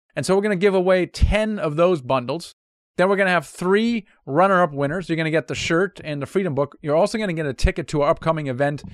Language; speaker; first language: English; non-native, fluent; German